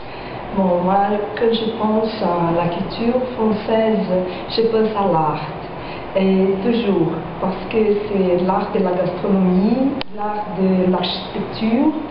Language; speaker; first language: French; non-native, fluent; Portuguese